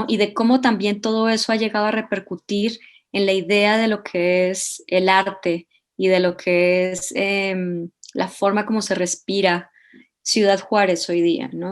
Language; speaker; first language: Spanish; native; Spanish